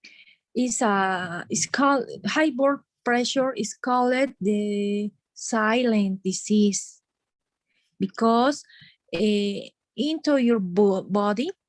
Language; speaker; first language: English; non-native, learner; Spanish